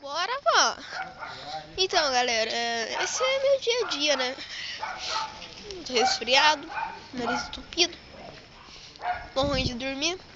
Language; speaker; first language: Portuguese; native; Portuguese